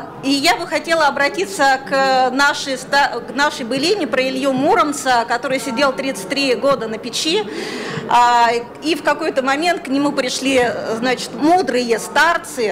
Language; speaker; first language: Russian; native; Russian